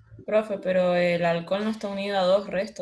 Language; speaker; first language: Spanish; native; Spanish